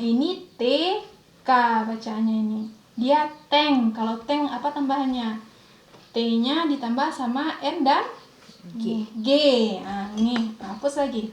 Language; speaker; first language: Indonesian; native; Indonesian